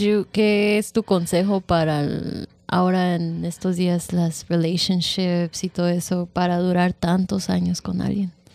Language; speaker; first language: Spanish; early bilingual, heritage; Spanish